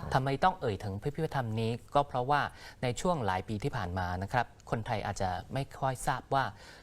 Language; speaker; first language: Thai; non-native, fluent; Chinese